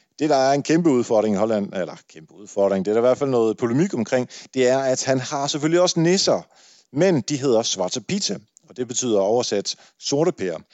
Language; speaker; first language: Danish; early bilingual, other home language; Dutch